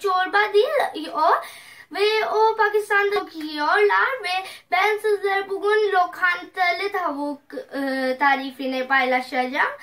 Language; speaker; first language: Turkish; non-native, learner; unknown